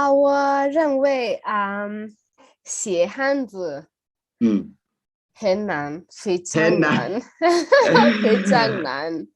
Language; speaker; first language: Chinese; non-native, learner; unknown